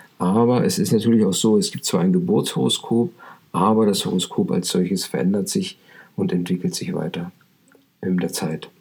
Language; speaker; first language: German; native; German